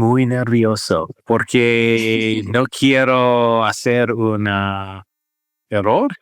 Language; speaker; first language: Spanish; non-native, learner; English